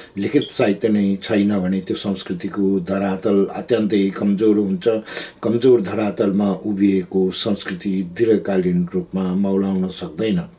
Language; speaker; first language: Nepali; non-native, local second language; Gurung